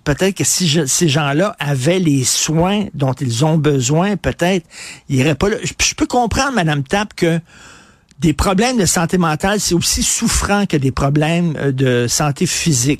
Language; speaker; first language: French; native; French